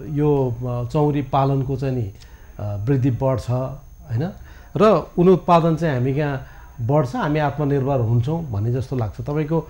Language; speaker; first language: Nepali; native; Nepali